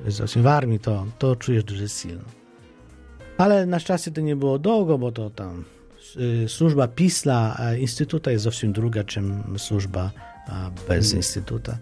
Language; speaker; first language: Polish; non-native, fluent; Ukrainian